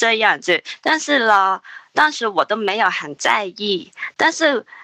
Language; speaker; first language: Chinese; non-native, local second language; Cantonese